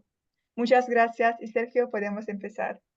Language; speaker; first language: Spanish; non-native, fluent; Russian